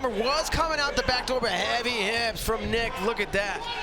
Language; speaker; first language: English; native; English